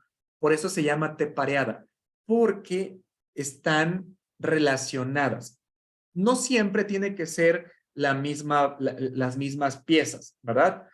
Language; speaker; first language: Spanish; native; Spanish